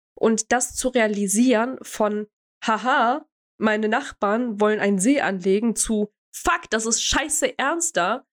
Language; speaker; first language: German; early bilingual, other home language; Croatian